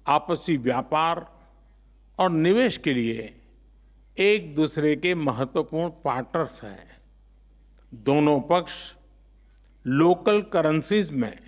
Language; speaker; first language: Hindi; non-native, local second language; Gujarati